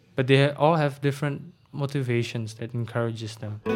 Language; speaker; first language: English; non-native, fluent; Indonesian